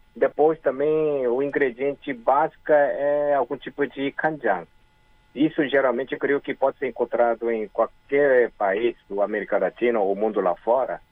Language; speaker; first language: Portuguese; early bilingual, other home language; Korean